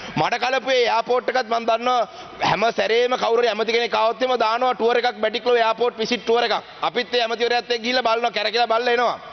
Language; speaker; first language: Sinhala; non-native, local second language; Tamil